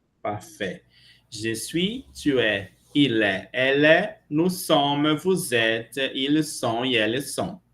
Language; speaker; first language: French; non-native, fluent; Portuguese